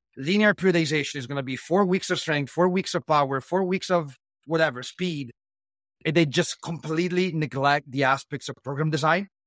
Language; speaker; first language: English; non-native, fluent; Italian